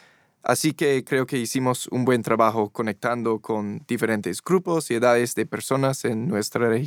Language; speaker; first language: Spanish; non-native, fluent; English